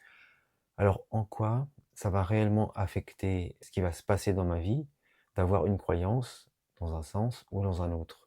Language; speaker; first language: French; native; French